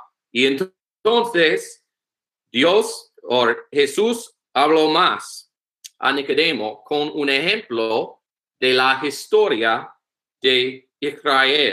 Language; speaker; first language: Spanish; non-native, learner; English